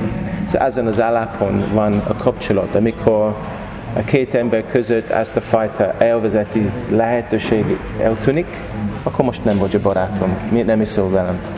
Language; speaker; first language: Hungarian; non-native, learner; English